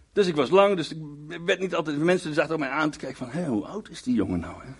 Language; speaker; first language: Dutch; native; Dutch